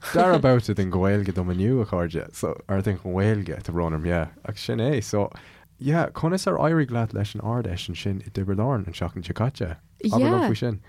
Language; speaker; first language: Irish; non-native, local second language; English